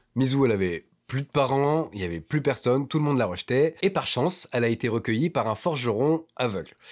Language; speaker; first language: French; native; French